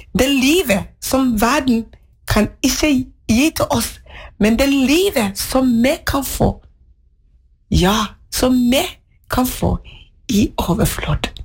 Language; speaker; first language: Norwegian; non-native, fluent; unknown